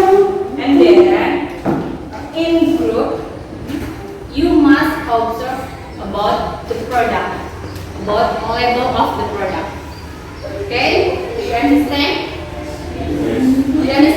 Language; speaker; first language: English; non-native, learner; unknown